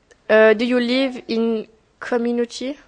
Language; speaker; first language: English; non-native, learner; French